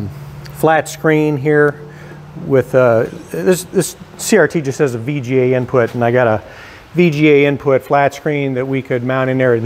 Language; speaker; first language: English; native; English